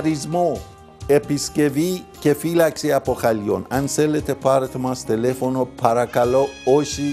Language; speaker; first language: Greek; non-native, fluent; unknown